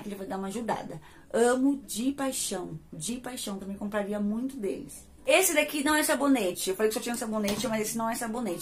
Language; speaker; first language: Portuguese; native; Portuguese